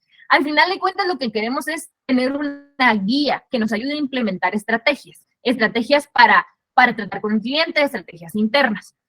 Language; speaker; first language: Spanish; native; Spanish